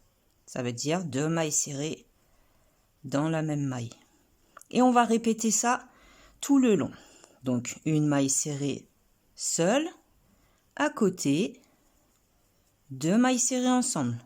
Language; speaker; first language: French; native; French